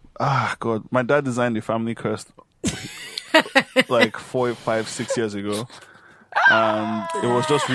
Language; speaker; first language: English; non-native, local second language; Yoruba